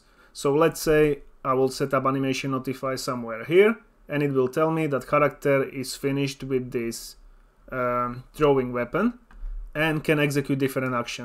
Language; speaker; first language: English; non-native, fluent; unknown